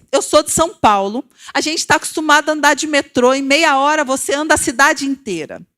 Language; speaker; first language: Portuguese; native; Portuguese